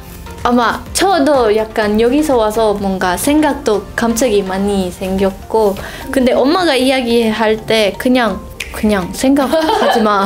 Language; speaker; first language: Korean; non-native, learner; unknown